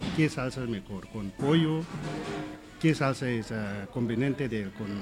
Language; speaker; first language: Spanish; non-native, learner; Nepali